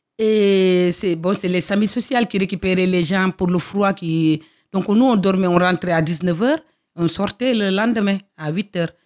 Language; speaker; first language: French; non-native, local second language; Fula